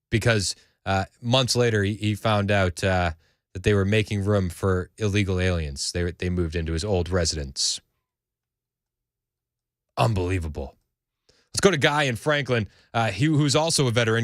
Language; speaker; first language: English; native; English